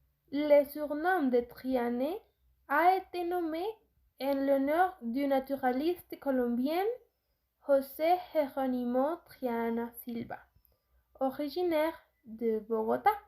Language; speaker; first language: French; non-native, learner; Spanish